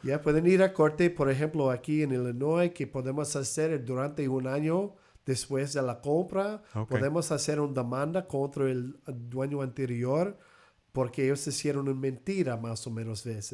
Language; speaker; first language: Spanish; early bilingual, heritage; English